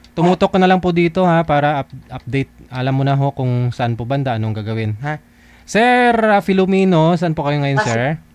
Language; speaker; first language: Filipino; native; Filipino